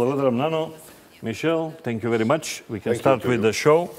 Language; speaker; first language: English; non-native, learner; Macedonian